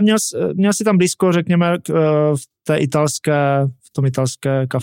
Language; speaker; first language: Czech; native; Czech